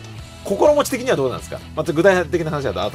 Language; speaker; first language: Japanese; native; Japanese